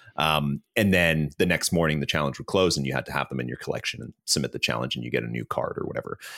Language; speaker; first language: English; native; English